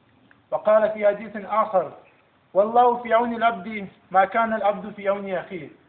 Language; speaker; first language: Arabic; non-native, learner; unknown